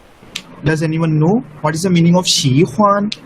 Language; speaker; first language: English; non-native, local second language; Urdu